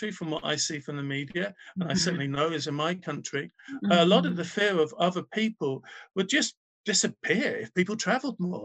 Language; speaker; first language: English; native; English